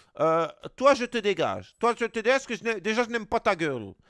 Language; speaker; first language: French; native; French